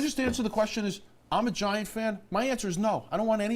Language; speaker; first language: English; native; English